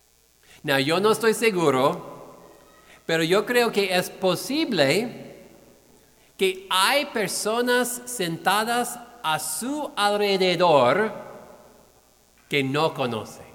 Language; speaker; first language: Spanish; non-native, fluent; English